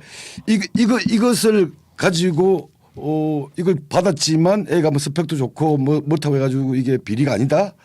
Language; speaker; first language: Korean; native; Korean